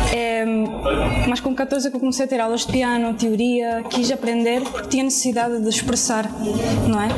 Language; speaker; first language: Portuguese; early bilingual, other home language; Spanish